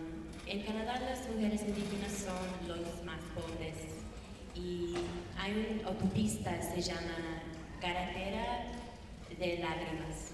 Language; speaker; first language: Spanish; non-native, learner; English